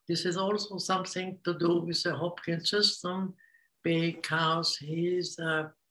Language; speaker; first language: English; non-native, fluent; Hungarian